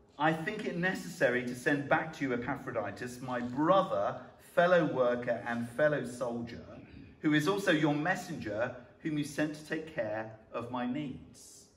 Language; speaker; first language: English; native; English